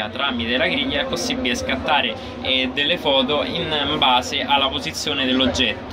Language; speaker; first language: Italian; native; Italian